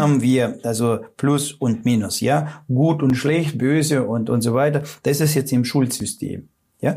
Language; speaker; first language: German; non-native, fluent; Russian